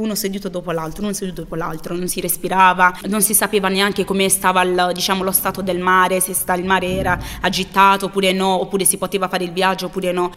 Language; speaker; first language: Italian; early bilingual, other home language; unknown